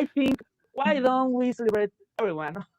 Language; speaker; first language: English; non-native, local second language; Spanish